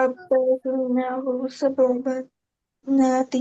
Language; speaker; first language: Arabic; non-native, learner; Bangla